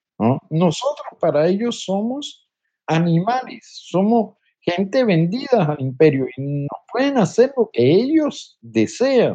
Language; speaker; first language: Spanish; native; Spanish